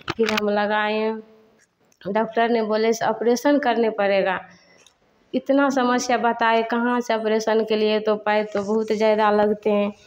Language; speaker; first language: Hindi; native; Hindi